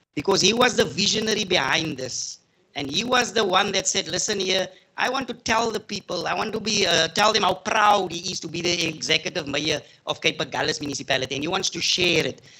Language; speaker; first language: English; non-native, local second language; Afrikaans